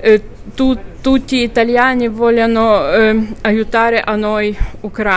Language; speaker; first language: Italian; non-native, learner; Ukrainian